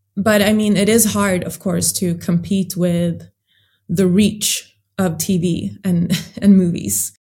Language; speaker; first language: English; early bilingual, other home language; Swedish